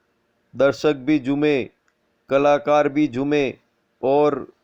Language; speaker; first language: Hindi; native; Hindi